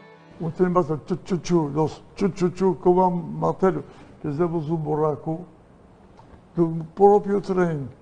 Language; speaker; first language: Portuguese; non-native, learner; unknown